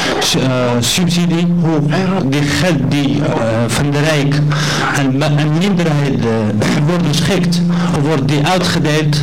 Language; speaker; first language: Dutch; non-native, learner; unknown